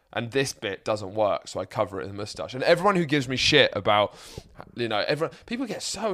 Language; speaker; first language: English; native; English